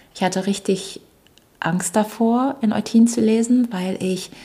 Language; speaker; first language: German; early bilingual, other home language; English